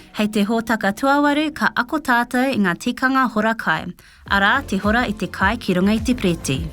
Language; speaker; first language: Māori; non-native, local second language; English